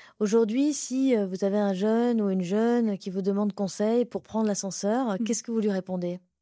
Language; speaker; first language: French; native; French